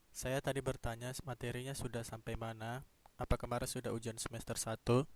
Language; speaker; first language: Indonesian; native; Indonesian